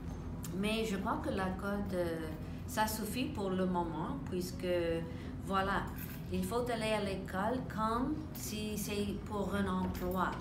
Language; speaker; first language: French; non-native, fluent; English